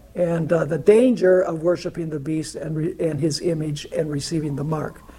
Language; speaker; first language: English; early bilingual, other home language; Spanish